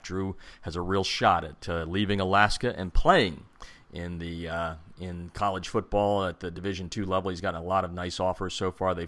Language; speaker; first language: English; native; English